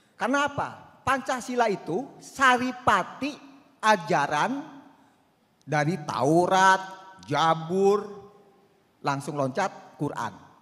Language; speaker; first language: Indonesian; non-native, local second language; Sundanese